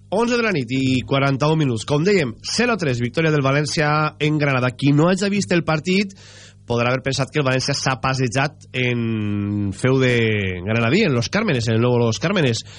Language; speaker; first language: Catalan; native; Catalan